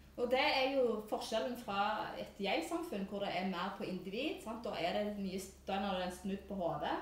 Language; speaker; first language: Norwegian; early bilingual, other home language; Somali